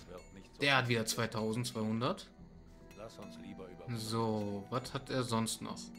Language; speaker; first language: German; native; German